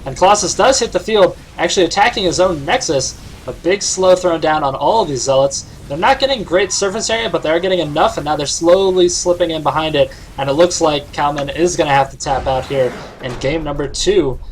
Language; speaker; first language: English; native; English